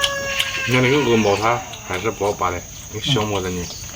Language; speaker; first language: Chinese; native; Chinese